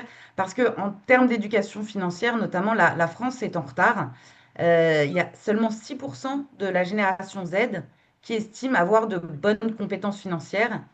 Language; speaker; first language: French; native; French